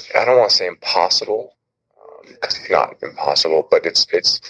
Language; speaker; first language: English; native; English